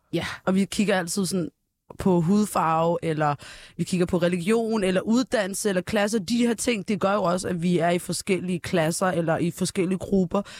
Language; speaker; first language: Danish; early bilingual, other home language; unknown